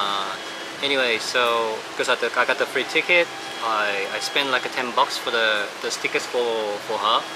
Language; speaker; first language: English; non-native, fluent; Korean